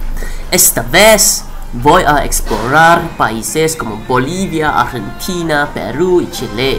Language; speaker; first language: Spanish; non-native, learner; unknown